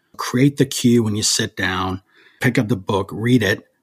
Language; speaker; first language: English; early bilingual, other home language; German